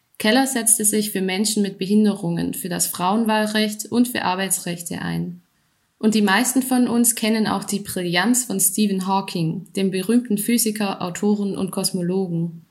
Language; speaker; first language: German; native; German